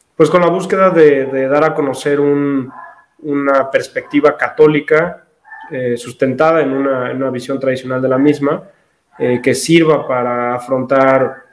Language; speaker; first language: Spanish; native; Spanish